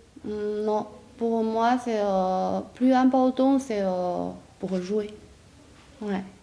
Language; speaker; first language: French; non-native, learner; Chinese